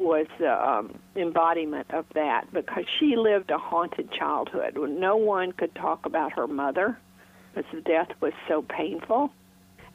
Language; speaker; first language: English; native; English